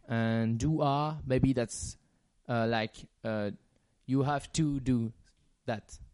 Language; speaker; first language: English; non-native, learner; French